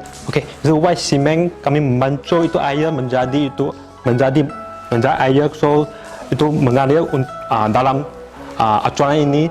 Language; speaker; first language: Indonesian; non-native, local second language; Chinese